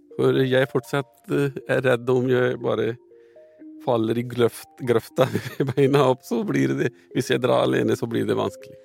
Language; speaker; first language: Norwegian; non-native, fluent; Punjabi